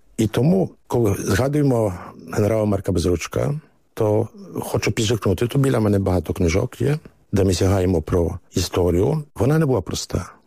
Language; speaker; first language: Ukrainian; early bilingual, heritage; Ukrainian